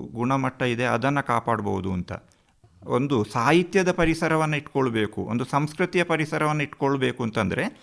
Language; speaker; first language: Kannada; non-native, local second language; Kodava